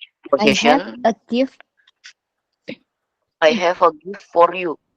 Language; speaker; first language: English; non-native, learner; Indonesian